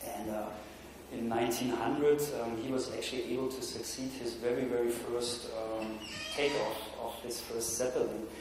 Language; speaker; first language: English; non-native, fluent; German